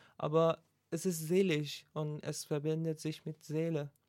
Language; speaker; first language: German; non-native, learner; Persian